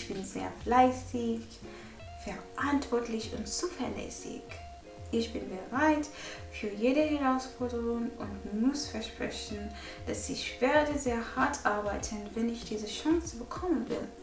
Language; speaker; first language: German; non-native, learner; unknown